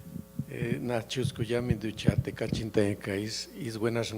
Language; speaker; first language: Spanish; native; Spanish